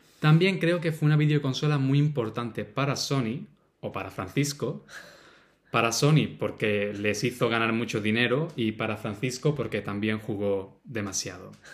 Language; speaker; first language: Spanish; native; Spanish